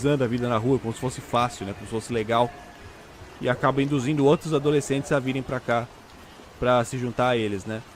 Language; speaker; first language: Portuguese; native; Portuguese